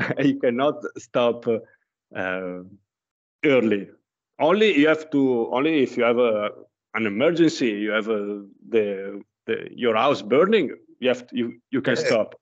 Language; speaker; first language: English; non-native, learner; Italian